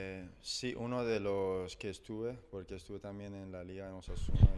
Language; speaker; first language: Spanish; non-native, fluent; Persian